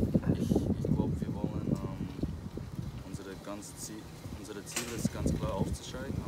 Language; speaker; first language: German; non-native, fluent; English